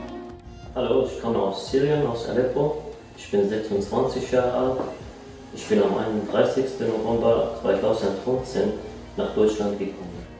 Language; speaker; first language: German; non-native, learner; Arabic